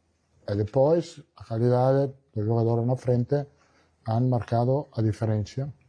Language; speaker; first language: Portuguese; non-native, learner; Italian